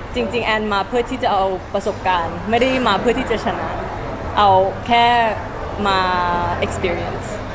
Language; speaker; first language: Thai; early bilingual, heritage; Thai